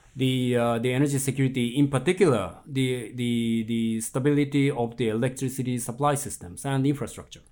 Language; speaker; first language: English; non-native, fluent; Japanese